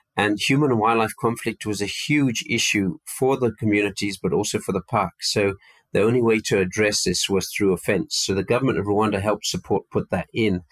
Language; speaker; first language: English; native; English